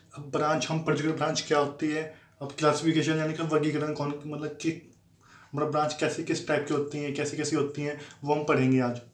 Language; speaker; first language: Hindi; native; Hindi